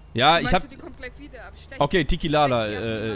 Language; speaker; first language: German; native; German